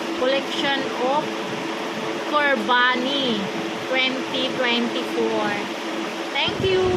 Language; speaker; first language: Filipino; native; Filipino